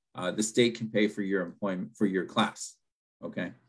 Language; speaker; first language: English; early bilingual, other home language; Spanish